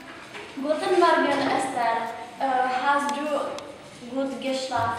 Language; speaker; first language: German; non-native, learner; Czech